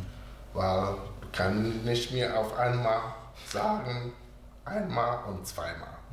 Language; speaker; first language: German; non-native, learner; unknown